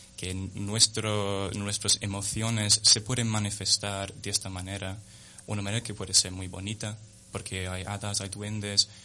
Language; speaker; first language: Spanish; non-native, fluent; English